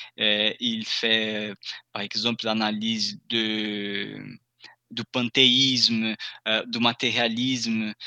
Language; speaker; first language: French; non-native, fluent; Portuguese